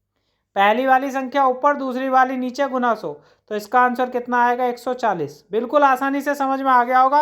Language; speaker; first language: Hindi; native; Hindi